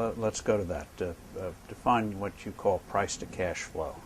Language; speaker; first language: English; native; English